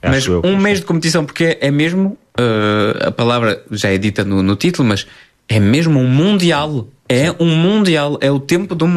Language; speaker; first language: Portuguese; native; Portuguese